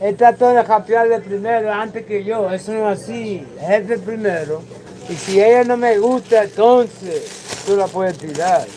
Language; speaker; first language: Spanish; early bilingual, heritage; Spanish